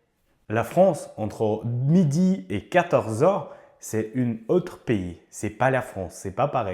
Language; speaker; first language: French; non-native, learner; Ukrainian